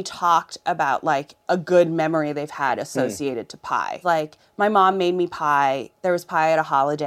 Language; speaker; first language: English; non-native, local second language; Cantonese